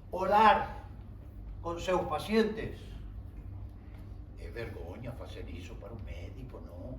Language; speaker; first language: Portuguese; non-native, fluent; Spanish